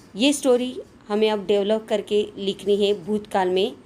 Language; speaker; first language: Hindi; non-native, local second language; Marathi